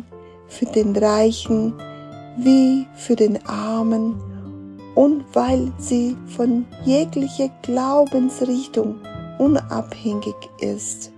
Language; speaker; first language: German; non-native, fluent; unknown